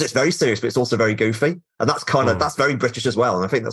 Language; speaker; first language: English; native; English